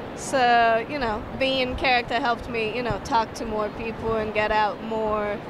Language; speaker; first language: English; non-native, fluent; Portuguese